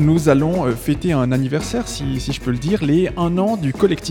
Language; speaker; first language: French; native; French